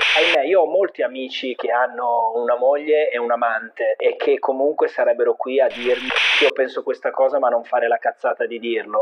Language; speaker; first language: Italian; native; Italian